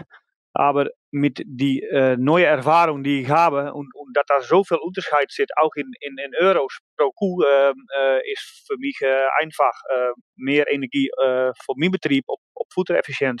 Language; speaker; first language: German; non-native, learner; Dutch